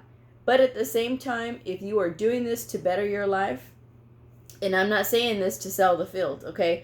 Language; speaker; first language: English; native; English